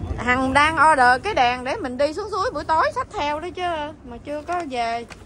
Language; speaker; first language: Vietnamese; native; Vietnamese